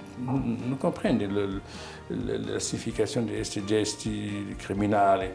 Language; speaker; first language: Italian; non-native, learner; Arabic